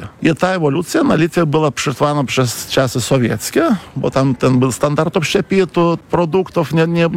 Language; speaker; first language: Polish; non-native, fluent; Lithuanian